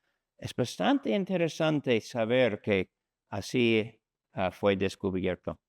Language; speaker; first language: Spanish; non-native, fluent; English